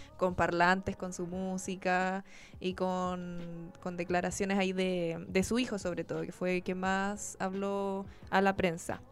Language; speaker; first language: Spanish; native; Spanish